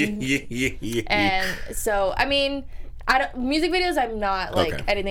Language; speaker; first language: English; early bilingual, other home language; Spanish